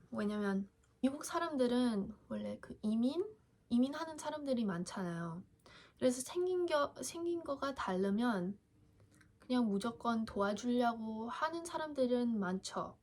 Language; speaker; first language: Korean; early bilingual, heritage; English